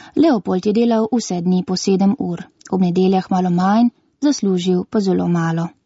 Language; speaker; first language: Slovenian; native; Slovenian